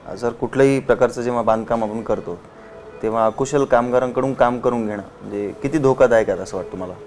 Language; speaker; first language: Marathi; native; Marathi